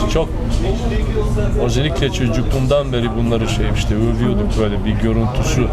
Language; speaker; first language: Turkish; non-native, fluent; Serbian